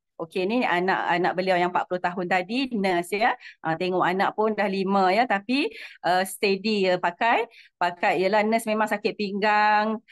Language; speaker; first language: Malay; native; Malay